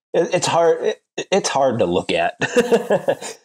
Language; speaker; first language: English; native; English